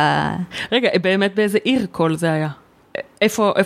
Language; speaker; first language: Hebrew; native; Hebrew